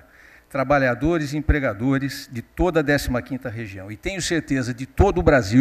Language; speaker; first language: Portuguese; native; Portuguese